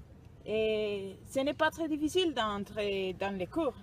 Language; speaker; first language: French; non-native, learner; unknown